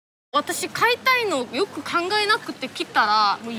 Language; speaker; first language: Japanese; non-native, learner; Korean